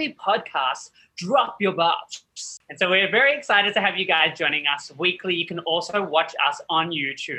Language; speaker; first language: English; native; English